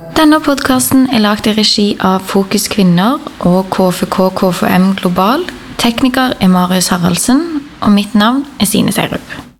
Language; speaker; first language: Norwegian; native; Norwegian